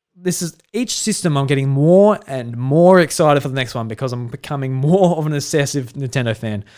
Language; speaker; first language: English; native; English